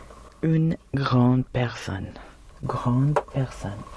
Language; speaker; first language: French; non-native, learner; Filipino